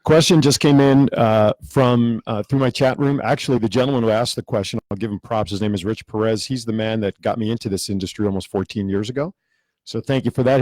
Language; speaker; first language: English; native; English